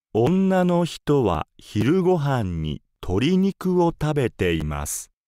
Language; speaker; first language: Japanese; native; Japanese